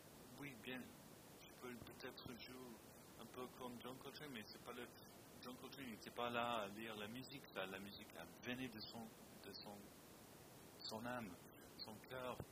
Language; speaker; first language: French; non-native, fluent; English